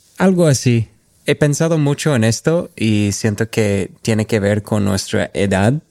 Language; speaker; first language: Spanish; non-native, fluent; English